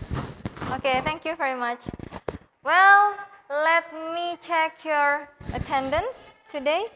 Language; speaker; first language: English; non-native, fluent; Indonesian